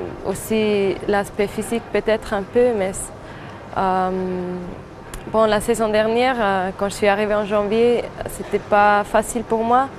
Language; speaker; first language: French; non-native, fluent; German